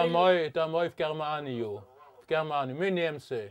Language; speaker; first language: Russian; non-native, learner; German